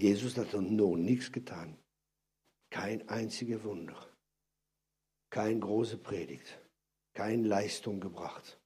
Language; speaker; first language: German; non-native, fluent; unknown